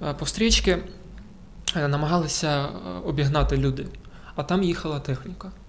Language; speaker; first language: Ukrainian; non-native, local second language; Russian